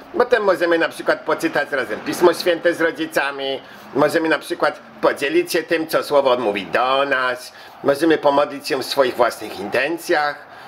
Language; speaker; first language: Polish; early bilingual, heritage; Polish